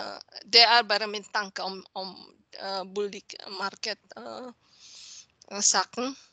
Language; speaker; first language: Norwegian; non-native, learner; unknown